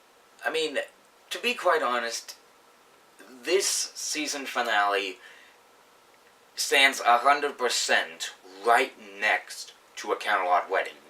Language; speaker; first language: English; native; English